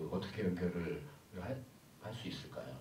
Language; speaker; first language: Korean; native; Korean